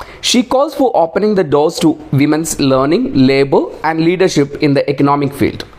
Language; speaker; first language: English; non-native, local second language; Malayalam